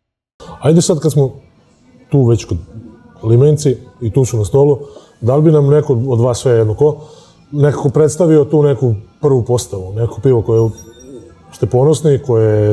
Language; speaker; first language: Serbian; native; Serbian